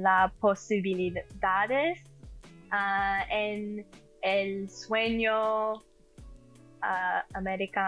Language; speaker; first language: Spanish; non-native, learner; English